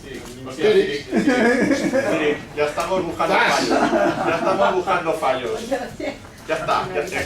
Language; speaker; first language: Spanish; native; Spanish